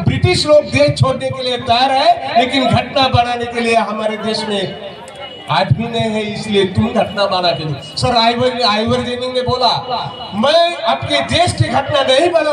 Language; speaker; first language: Hindi; native; Hindi